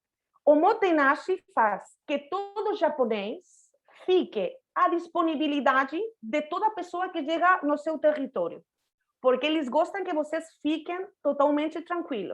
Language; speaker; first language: Portuguese; non-native, fluent; Spanish